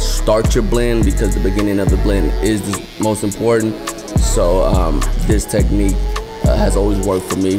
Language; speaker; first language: English; native; English